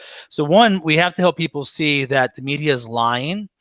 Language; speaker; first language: English; native; English